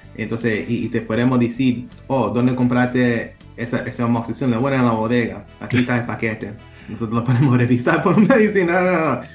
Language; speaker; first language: Spanish; early bilingual, heritage; Spanish